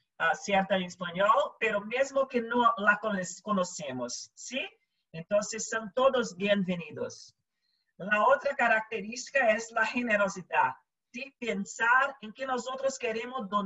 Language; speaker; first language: Portuguese; non-native, learner; Spanish